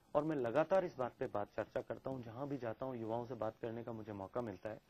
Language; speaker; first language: Hindi; native; Hindi